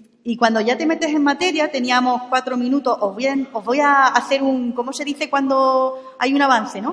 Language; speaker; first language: Spanish; native; Spanish